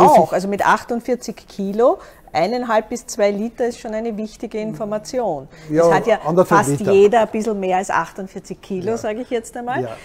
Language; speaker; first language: German; native; German